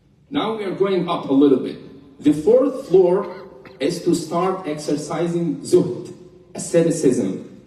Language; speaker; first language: English; non-native, fluent; Arabic